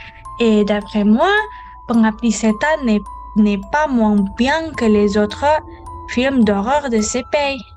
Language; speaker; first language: French; non-native, learner; Indonesian